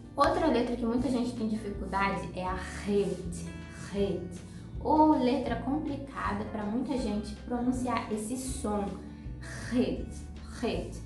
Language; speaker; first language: Portuguese; native; Portuguese